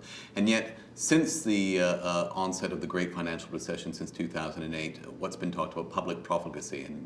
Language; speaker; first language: English; native; English